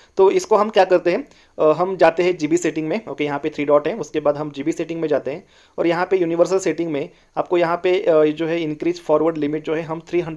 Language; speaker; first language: Hindi; non-native, local second language; Marathi